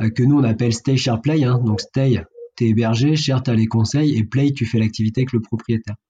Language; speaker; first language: French; native; French